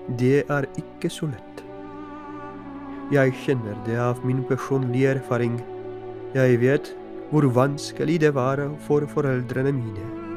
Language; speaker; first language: Norwegian; non-native, fluent; Polish